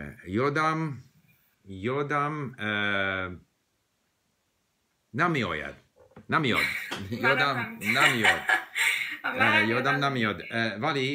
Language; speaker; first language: Persian; non-native, learner; English